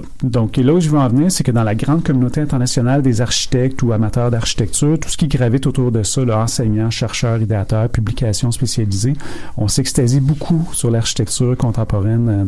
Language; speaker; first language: French; native; French